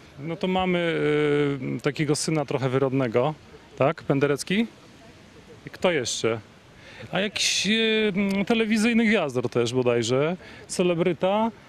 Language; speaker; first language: Polish; native; Polish